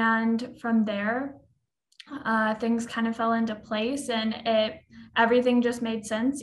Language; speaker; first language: English; native; English